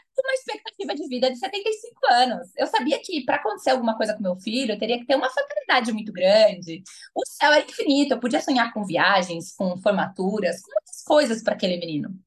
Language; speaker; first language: Portuguese; native; Portuguese